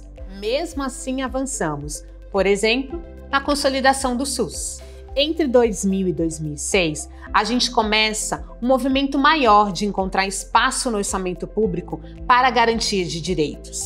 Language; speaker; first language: Portuguese; native; Portuguese